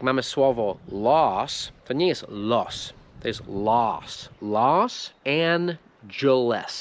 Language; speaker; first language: Polish; non-native, fluent; English